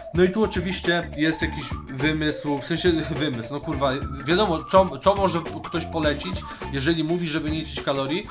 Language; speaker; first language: Polish; native; Polish